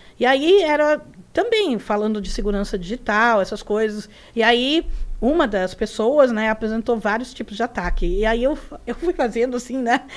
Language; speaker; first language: Portuguese; early bilingual, other home language; Spanish